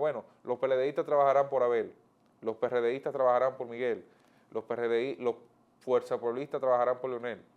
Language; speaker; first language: Spanish; native; Spanish